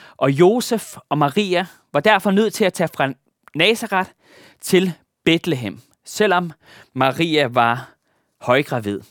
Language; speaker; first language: Danish; native; Danish